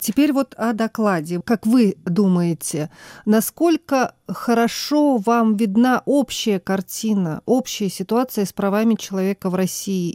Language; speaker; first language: Russian; native; Russian